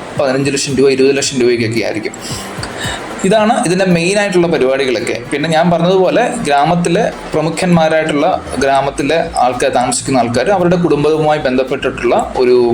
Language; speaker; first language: Malayalam; native; Malayalam